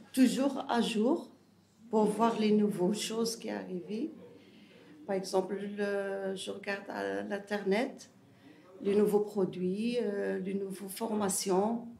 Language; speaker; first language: French; non-native, learner; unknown